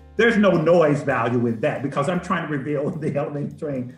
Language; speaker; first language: English; native; English